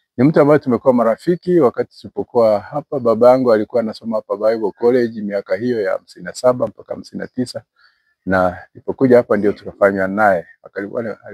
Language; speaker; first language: Swahili; non-native, local second language; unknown